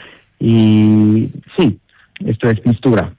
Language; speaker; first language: Spanish; non-native, learner; Italian